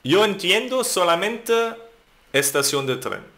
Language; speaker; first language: Spanish; non-native, fluent; German